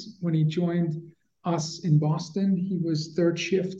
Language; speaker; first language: English; early bilingual, other home language; Persian